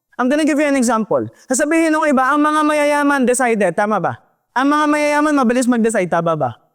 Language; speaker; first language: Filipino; native; Filipino